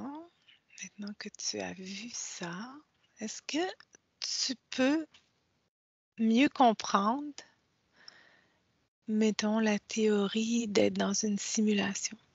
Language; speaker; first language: French; native; French